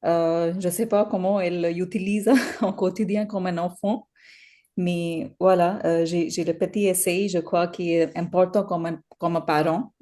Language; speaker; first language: French; non-native, learner; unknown